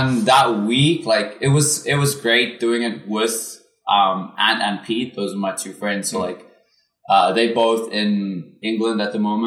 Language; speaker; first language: English; non-native, local second language; Afrikaans